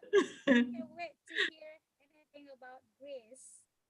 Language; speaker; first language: English; non-native, fluent; Indonesian